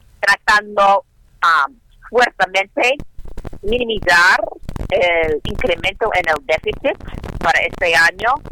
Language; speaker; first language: Spanish; non-native, learner; English